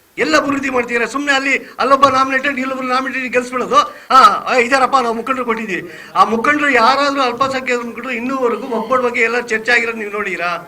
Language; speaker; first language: Kannada; non-native, local second language; Urdu